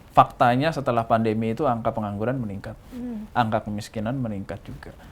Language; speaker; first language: Indonesian; native; Indonesian